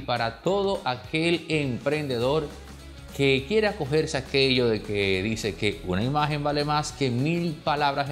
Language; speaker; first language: Spanish; native; Spanish